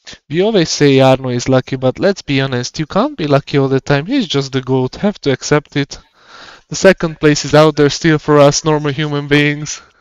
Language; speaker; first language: English; non-native, fluent; Hungarian